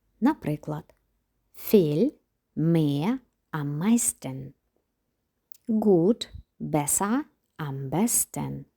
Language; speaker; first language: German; non-native, fluent; Ukrainian